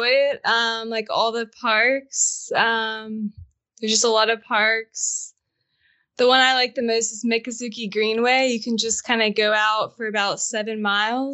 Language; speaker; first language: English; native; English